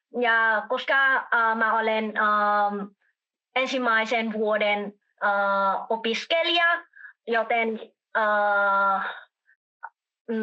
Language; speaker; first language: Finnish; non-native, learner; Vietnamese